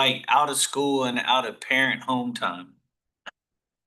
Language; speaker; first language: English; native; English